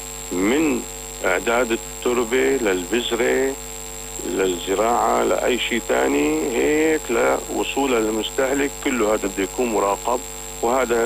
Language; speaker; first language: Arabic; native; Arabic